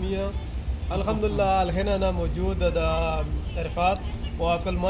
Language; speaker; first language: Arabic; non-native, learner; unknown